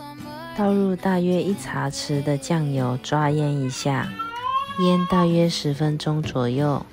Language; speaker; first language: Chinese; native; Chinese